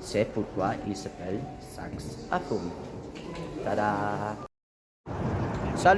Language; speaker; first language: French; non-native, learner; Dutch